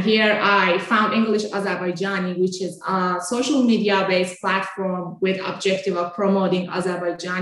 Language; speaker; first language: English; non-native, fluent; Azerbaijani